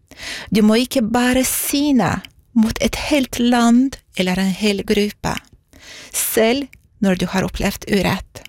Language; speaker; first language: Norwegian; non-native, fluent; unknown